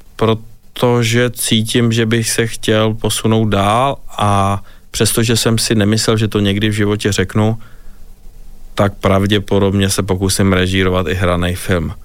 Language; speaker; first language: Czech; native; Czech